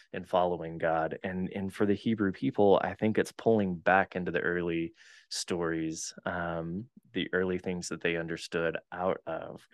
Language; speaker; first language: English; native; English